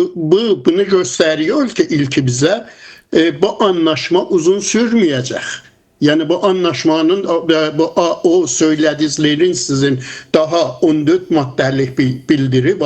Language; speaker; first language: Turkish; non-native, fluent; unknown